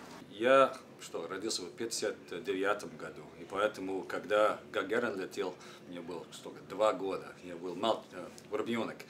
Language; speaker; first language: Russian; non-native, learner; English